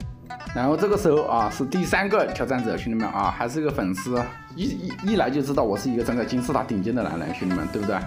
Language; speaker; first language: Chinese; native; Chinese